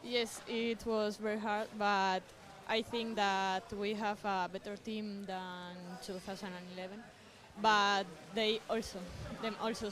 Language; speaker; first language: English; non-native, learner; Spanish